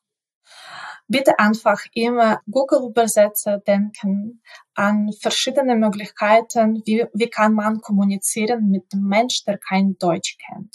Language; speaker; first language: German; non-native, fluent; Ukrainian